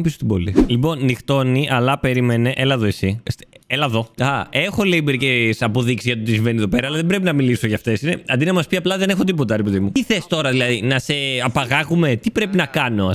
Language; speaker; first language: Greek; native; Greek